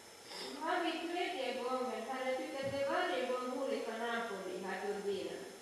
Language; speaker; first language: Swedish; native; Swedish